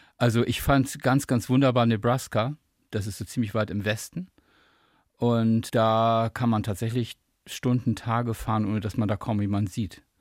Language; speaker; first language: German; native; German